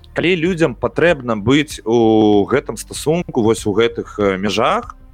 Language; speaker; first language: Belarusian; non-native, local second language; Russian